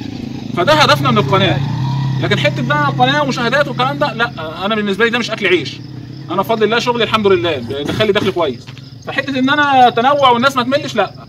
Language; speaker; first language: Arabic; native; Arabic